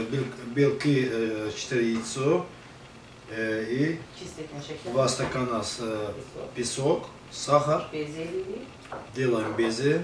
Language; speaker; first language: Russian; non-native, learner; Azerbaijani